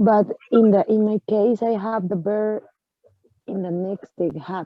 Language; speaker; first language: English; non-native, learner; Spanish